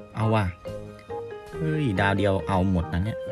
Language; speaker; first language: Thai; non-native, local second language; Northeastern Thai